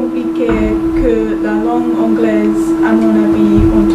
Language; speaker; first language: French; non-native, learner; English